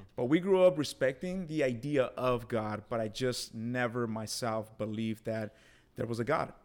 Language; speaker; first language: English; early bilingual, other home language; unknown